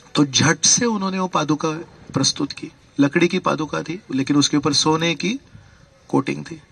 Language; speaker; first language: Hindi; non-native, local second language; Marathi